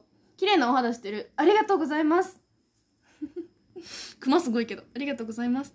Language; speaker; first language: Japanese; native; Japanese